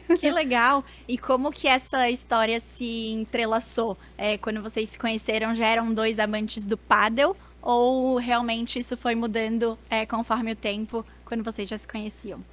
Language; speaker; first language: Portuguese; native; Portuguese